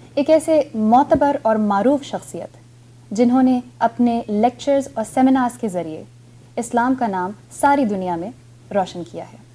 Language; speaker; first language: Urdu; native; Urdu